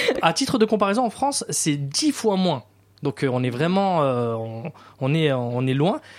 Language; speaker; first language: French; native; French